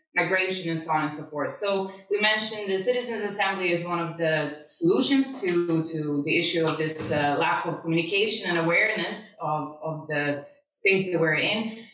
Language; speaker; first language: English; non-native, fluent; Serbian